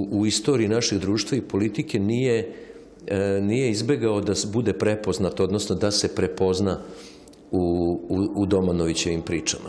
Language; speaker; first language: Serbian; native; Serbian